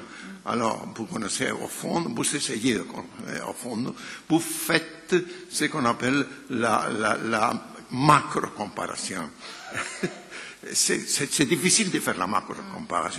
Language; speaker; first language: French; non-native, fluent; Spanish